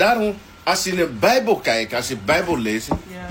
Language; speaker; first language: Dutch; non-native, learner; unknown